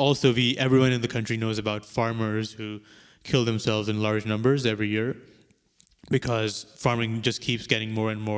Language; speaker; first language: English; non-native, local second language; Urdu